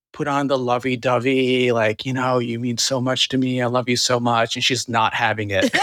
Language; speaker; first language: English; native; English